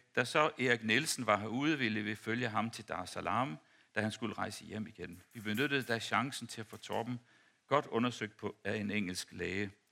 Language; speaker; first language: Danish; native; Danish